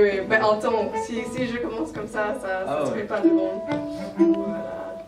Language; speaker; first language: French; non-native, fluent; English